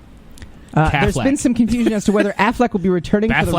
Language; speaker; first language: English; native; English